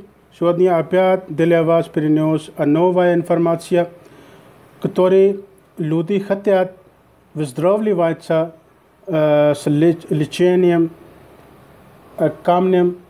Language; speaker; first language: Russian; non-native, learner; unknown